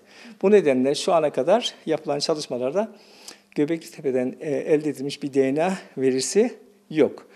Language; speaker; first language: Turkish; native; Turkish